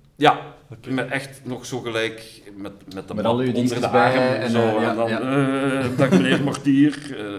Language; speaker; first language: Dutch; native; Dutch